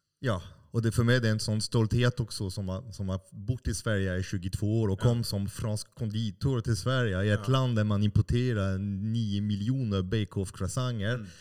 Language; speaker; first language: Swedish; non-native, fluent; French